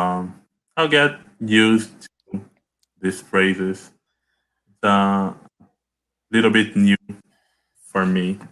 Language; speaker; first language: English; non-native, learner; Portuguese